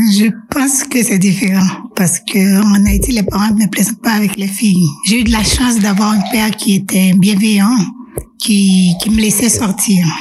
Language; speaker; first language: French; non-native, local second language; Haitian Creole